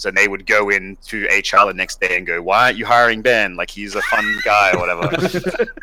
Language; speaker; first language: English; native; English